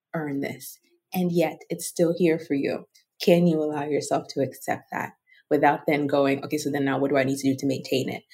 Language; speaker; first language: English; non-native, local second language; Yoruba